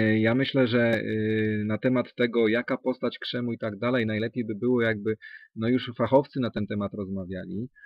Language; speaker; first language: Polish; native; Polish